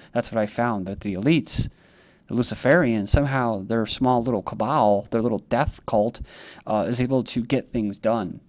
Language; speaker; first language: English; native; English